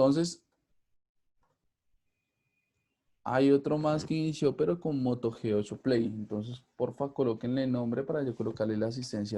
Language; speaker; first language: Spanish; native; Spanish